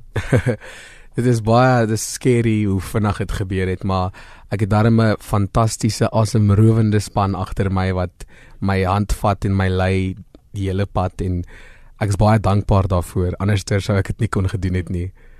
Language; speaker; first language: Afrikaans; non-native, local second language; Southern Sotho